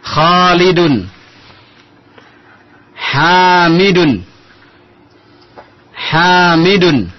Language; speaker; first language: Arabic; non-native, learner; Indonesian